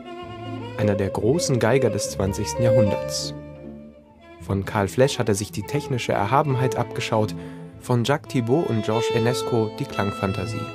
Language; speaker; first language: German; native; German